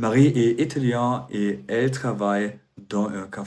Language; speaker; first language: French; non-native, fluent; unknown